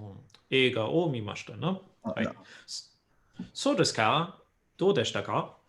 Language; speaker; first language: Japanese; non-native, fluent; English